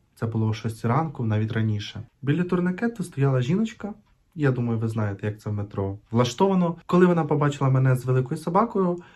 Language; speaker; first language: Ukrainian; non-native, local second language; Russian